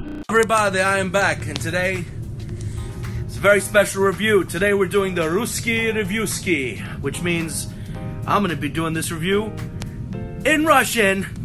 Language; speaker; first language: English; early bilingual, other home language; Russian